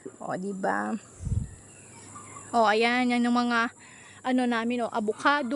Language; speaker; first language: Filipino; native; Filipino